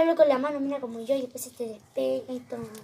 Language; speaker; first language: Spanish; native; Spanish